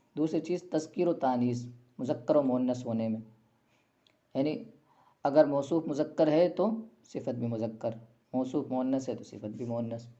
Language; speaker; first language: Urdu; native; Urdu